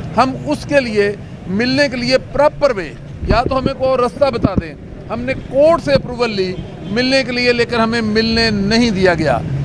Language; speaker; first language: Urdu; non-native, local second language; Punjabi